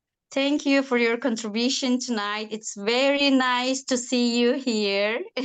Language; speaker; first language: English; non-native, learner; Turkish